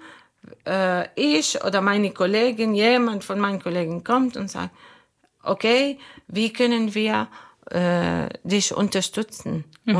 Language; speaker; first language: German; non-native, learner; Arabic